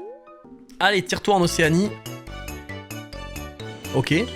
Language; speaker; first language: French; native; French